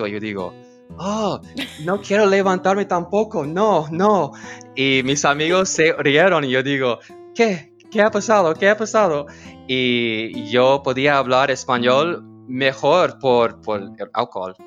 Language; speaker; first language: Spanish; non-native, learner; English